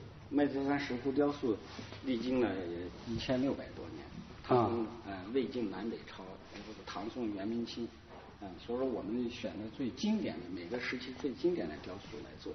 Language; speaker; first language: Chinese; native; Chinese